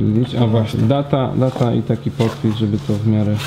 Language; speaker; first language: Polish; native; Polish